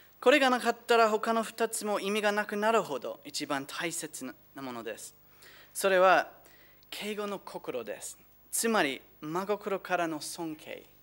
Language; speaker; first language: Japanese; non-native, fluent; English